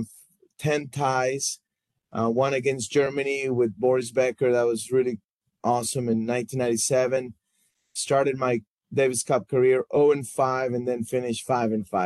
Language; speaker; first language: English; non-native, fluent; Spanish